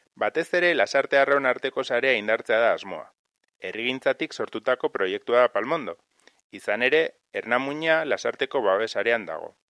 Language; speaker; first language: Basque; native; Basque